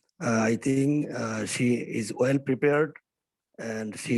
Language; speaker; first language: English; non-native, learner; Bangla